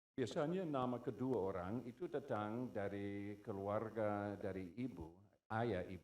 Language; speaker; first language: Indonesian; non-native, fluent; English